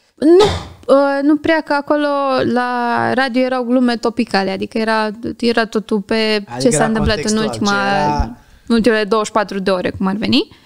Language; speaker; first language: Romanian; native; Romanian